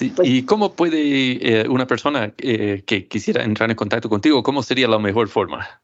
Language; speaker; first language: Spanish; non-native, fluent; English